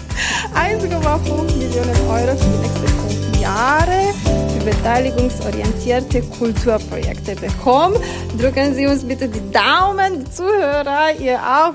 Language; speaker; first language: German; non-native, fluent; Romanian